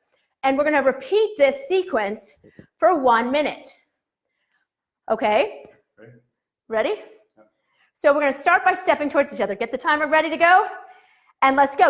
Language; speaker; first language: English; native; English